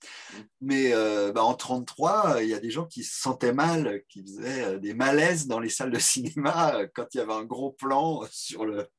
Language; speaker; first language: French; native; French